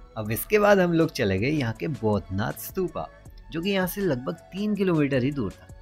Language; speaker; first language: Hindi; native; Hindi